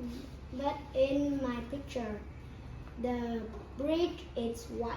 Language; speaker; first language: English; non-native, learner; Vietnamese